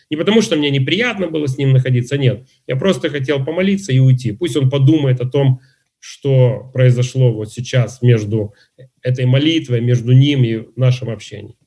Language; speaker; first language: Russian; native; Russian